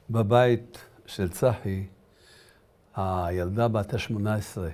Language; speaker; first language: Hebrew; early bilingual, other home language; Arabic